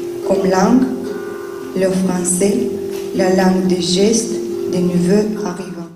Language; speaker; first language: French; non-native, learner; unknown